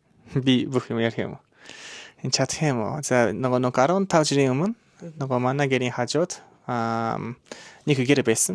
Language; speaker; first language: Mongolian; non-native, learner; Japanese